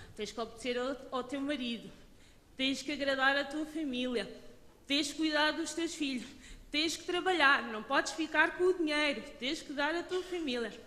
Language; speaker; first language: Portuguese; early bilingual, other home language; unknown